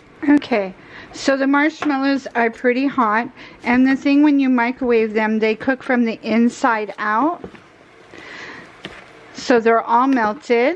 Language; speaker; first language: English; native; English